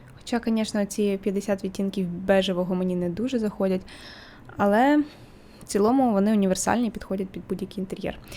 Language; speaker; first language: Ukrainian; native; Ukrainian